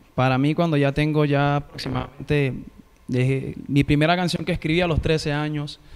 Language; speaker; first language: Spanish; native; Spanish